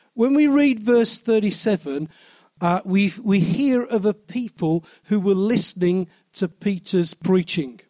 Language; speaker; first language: English; native; English